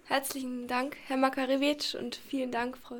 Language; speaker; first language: German; native; German